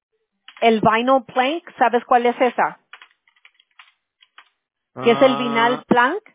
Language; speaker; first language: Spanish; early bilingual, heritage; English